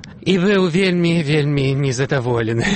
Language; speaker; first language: Belarusian; early bilingual, heritage; Belarusian